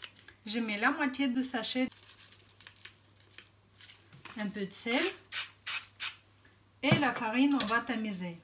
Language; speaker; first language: French; non-native, fluent; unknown